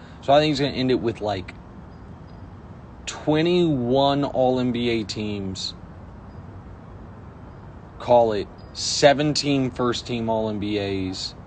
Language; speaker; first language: English; native; English